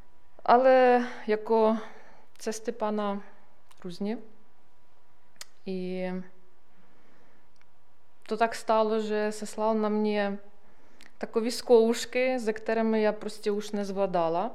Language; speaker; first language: Czech; non-native, learner; Ukrainian